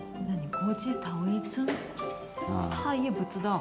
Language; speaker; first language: Chinese; non-native, learner; Japanese